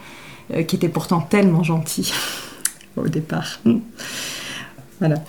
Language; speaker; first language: French; native; French